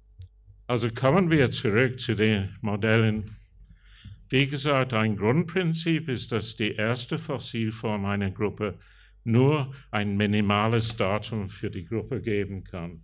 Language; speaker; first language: German; non-native, fluent; English